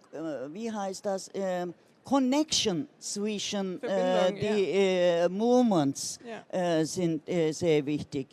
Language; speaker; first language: German; non-native, learner; Turkish